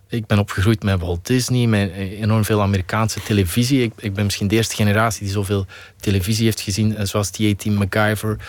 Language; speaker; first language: Dutch; native; Dutch